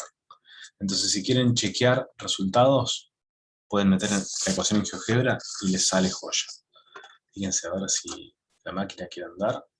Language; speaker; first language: Spanish; native; Spanish